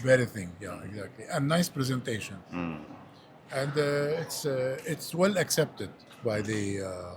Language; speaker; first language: English; non-native, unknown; Arabic